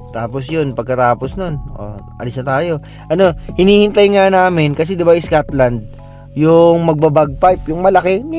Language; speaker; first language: Filipino; native; Filipino